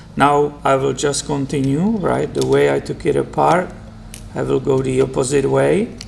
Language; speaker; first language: English; non-native, fluent; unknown